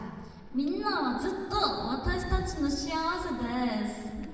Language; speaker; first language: Japanese; non-native, learner; Korean